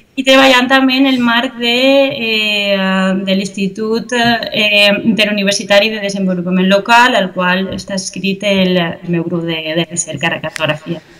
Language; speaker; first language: Catalan; native; Catalan